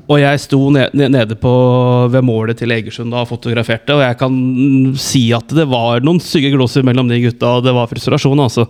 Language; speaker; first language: Norwegian; native; Norwegian